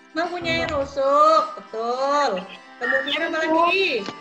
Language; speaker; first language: Indonesian; native; Indonesian